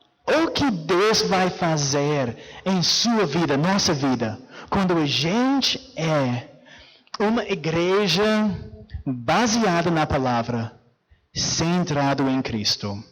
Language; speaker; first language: Portuguese; non-native, fluent; English